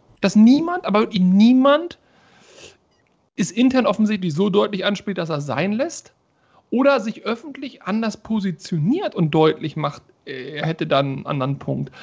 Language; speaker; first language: German; native; German